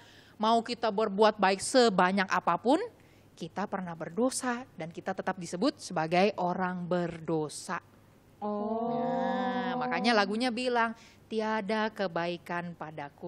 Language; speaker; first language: Indonesian; native; Indonesian